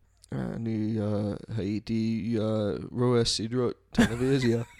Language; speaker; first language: Hebrew; non-native, fluent; English